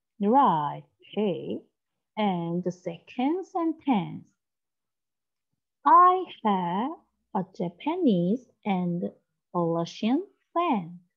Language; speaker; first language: English; non-native, learner; Korean